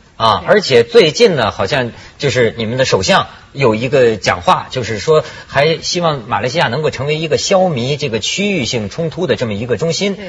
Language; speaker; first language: Chinese; native; Chinese